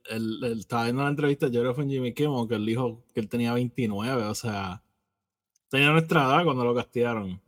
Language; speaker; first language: Spanish; native; Spanish